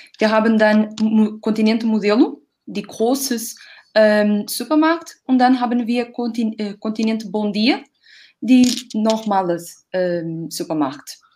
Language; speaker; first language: German; non-native, learner; Portuguese